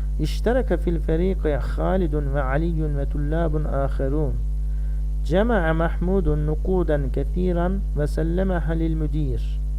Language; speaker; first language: Arabic; non-native, fluent; Turkish